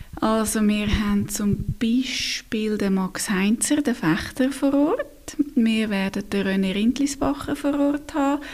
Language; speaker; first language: German; native; German